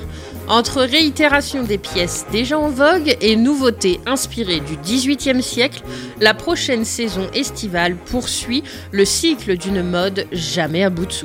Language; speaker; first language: French; native; French